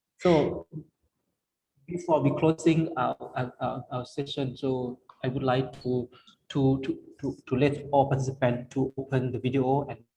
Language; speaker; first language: English; non-native, fluent; Lao